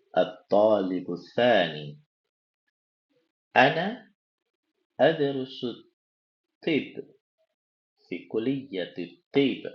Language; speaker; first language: Arabic; non-native, fluent; Indonesian